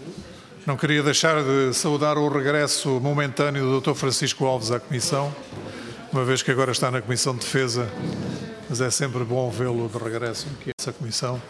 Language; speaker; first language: Portuguese; native; Portuguese